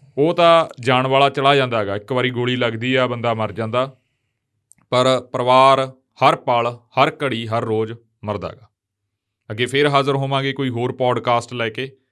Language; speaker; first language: Punjabi; native; Punjabi